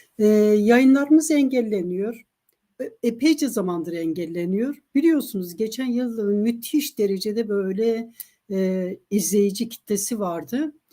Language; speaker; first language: Turkish; non-native, local second language; Kurdish